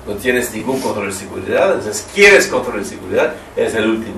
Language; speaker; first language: Spanish; non-native, learner; French